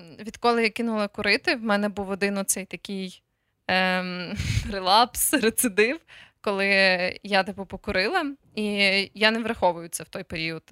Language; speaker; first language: Ukrainian; native; Ukrainian